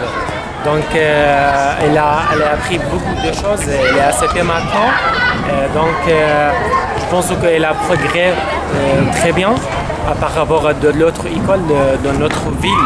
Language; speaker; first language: French; non-native, learner; Kurdish